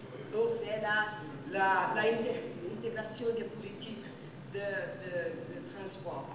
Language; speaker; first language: French; non-native, fluent; Portuguese